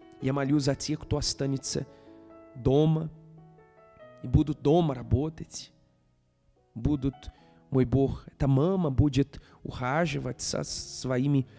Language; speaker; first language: Russian; non-native, fluent; Portuguese